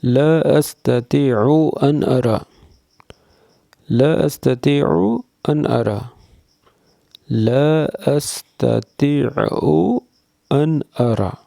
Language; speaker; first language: Arabic; non-native, fluent; Urdu